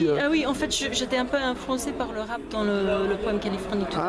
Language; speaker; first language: French; non-native, fluent; English